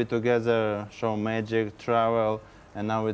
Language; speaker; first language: English; non-native, learner; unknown